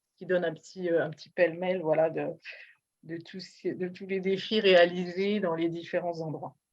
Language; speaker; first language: French; native; French